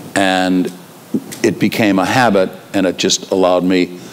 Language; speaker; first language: English; native; English